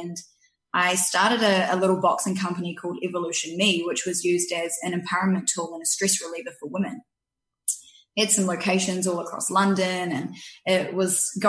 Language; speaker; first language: English; native; English